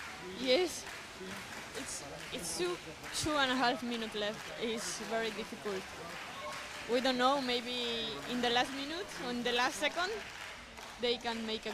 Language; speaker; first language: English; non-native, learner; Spanish